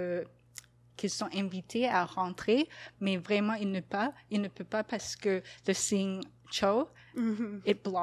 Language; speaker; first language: French; non-native, fluent; English